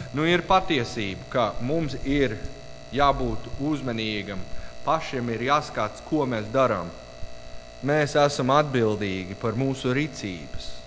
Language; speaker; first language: Latvian; non-native, learner; English